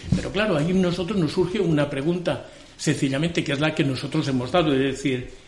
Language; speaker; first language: Spanish; non-native, local second language; Catalan